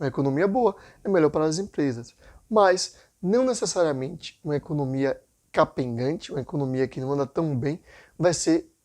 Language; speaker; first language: Portuguese; native; Portuguese